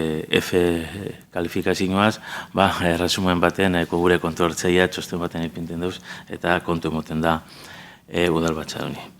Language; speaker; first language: Basque; native; Basque